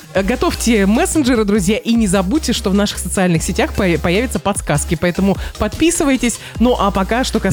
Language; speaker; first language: Russian; native; Russian